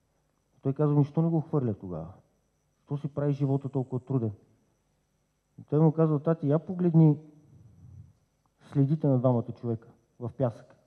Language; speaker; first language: Bulgarian; native; Bulgarian